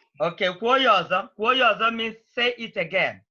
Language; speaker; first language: Igbo; native; Igbo